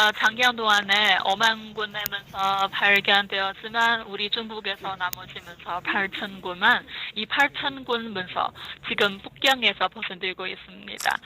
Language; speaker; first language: Korean; non-native, fluent; Chinese